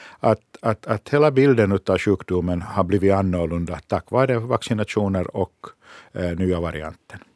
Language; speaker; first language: Swedish; non-native, local second language; Finnish